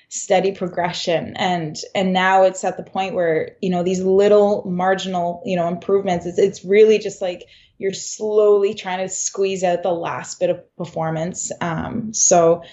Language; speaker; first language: English; native; English